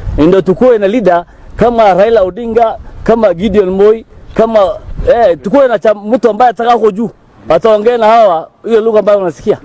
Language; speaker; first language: Swahili; non-native, local second language; Somali